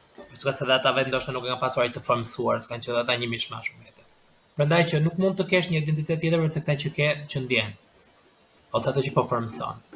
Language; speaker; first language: Albanian; native; Albanian